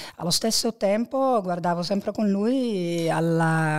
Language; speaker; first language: Italian; non-native, fluent; Dutch